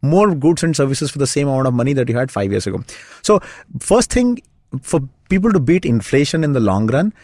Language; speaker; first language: English; non-native, local second language; Kannada